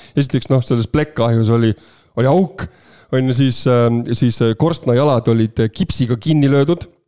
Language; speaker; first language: Estonian; native; Estonian